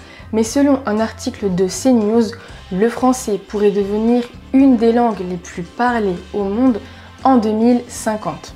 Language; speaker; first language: French; native; French